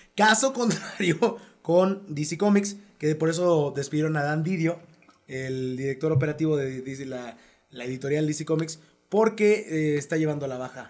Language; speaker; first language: Spanish; native; Spanish